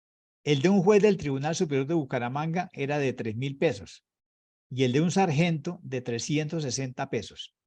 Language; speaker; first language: Spanish; native; Spanish